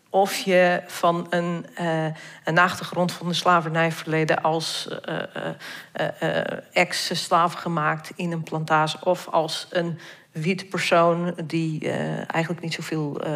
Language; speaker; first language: Dutch; non-native, fluent; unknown